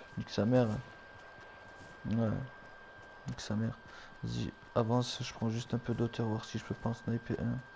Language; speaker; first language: French; native; French